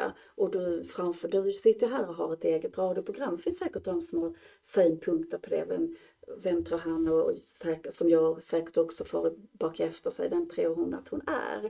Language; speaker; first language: Swedish; native; Swedish